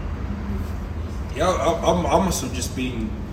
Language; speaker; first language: English; non-native, local second language; Nyanja